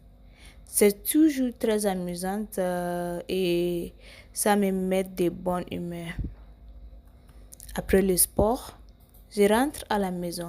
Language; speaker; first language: French; non-native, learner; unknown